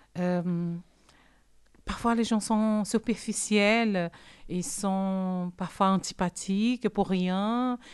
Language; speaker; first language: French; non-native, fluent; Portuguese